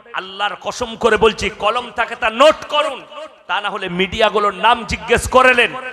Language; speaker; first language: Bangla; native; Bangla